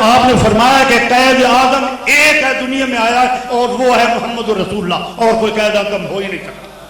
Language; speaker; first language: Urdu; non-native, local second language; Punjabi